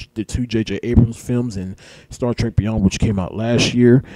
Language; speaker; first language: English; native; English